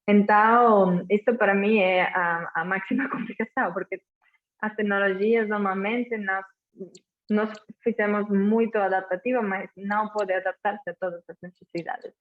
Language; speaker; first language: Portuguese; non-native, fluent; Catalan